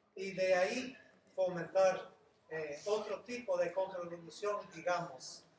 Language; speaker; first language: Spanish; non-native, fluent; English